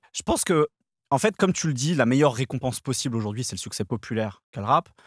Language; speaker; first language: French; native; French